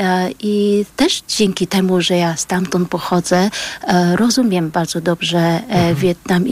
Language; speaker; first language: Polish; early bilingual, other home language; Vietnamese